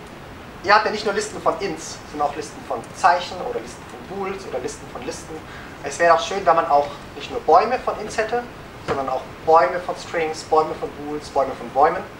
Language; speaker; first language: German; native; German